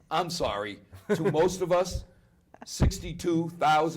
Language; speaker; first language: English; native; English